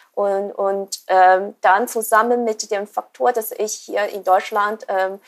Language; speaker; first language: German; non-native, fluent; Chinese